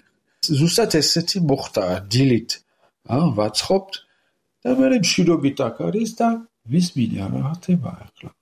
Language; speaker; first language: Georgian; non-native, learner; French